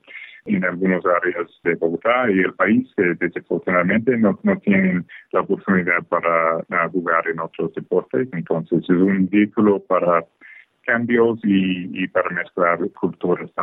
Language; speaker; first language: Spanish; non-native, fluent; English